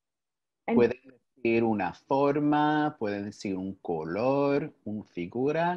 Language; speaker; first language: Spanish; early bilingual, heritage; English